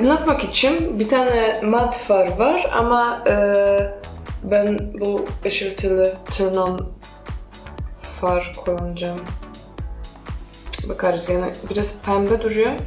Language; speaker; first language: Turkish; non-native, fluent; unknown